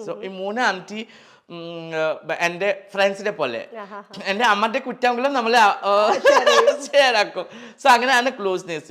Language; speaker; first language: Malayalam; non-native, local second language; Assamese